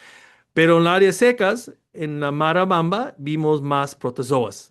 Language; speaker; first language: Spanish; early bilingual, heritage; Spanish